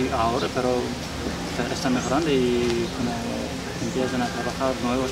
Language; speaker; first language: Spanish; non-native, learner; Uzbek